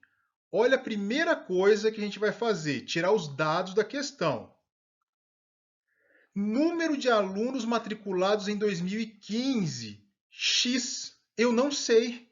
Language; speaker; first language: Portuguese; native; Portuguese